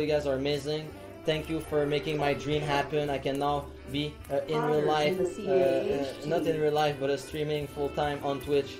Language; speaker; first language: English; non-native, fluent; French